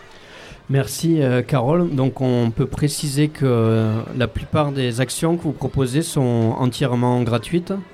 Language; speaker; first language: French; native; French